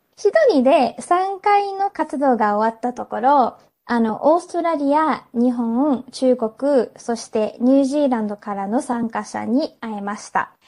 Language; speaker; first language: Japanese; non-native, fluent; English